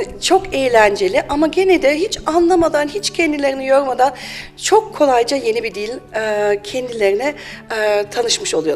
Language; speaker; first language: Turkish; early bilingual, heritage; German